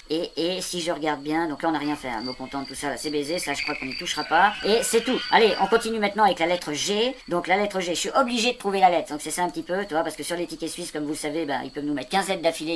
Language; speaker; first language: French; native; French